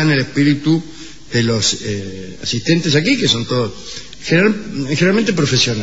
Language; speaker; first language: Spanish; native; Spanish